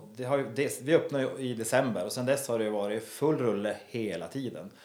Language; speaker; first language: Swedish; native; Swedish